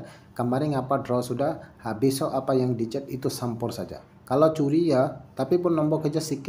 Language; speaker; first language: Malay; non-native, learner; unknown